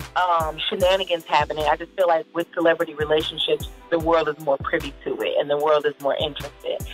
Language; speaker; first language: English; native; English